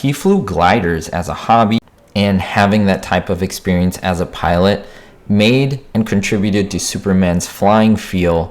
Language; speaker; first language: English; native; English